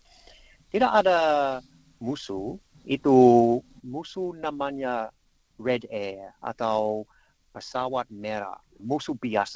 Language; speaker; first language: Indonesian; non-native, learner; English